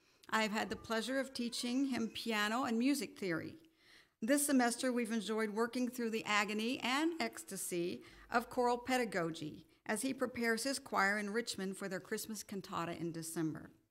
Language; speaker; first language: English; native; English